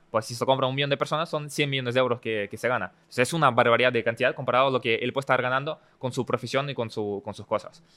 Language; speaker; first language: Spanish; early bilingual, other home language; Russian